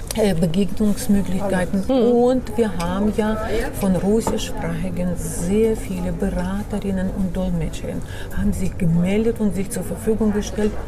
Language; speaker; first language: German; non-native, fluent; Russian